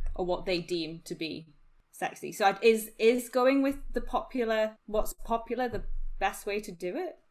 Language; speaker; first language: English; native; English